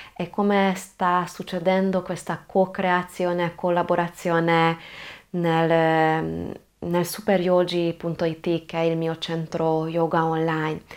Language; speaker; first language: Italian; non-native, fluent; Hungarian